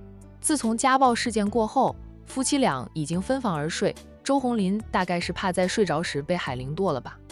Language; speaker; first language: Chinese; native; Chinese